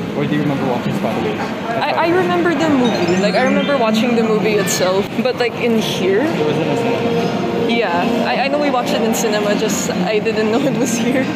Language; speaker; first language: English; native; English